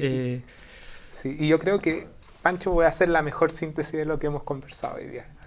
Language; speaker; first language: Spanish; native; Spanish